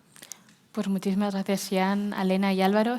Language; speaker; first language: Spanish; native; Spanish